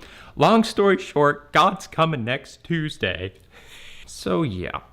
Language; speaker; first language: English; native; English